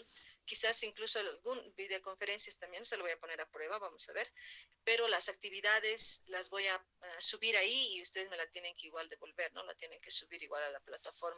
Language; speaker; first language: Spanish; native; Spanish